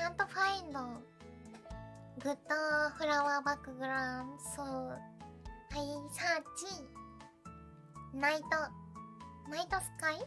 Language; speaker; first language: English; non-native, learner; Japanese